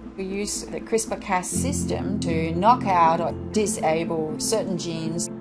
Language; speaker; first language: English; non-native, fluent; Danish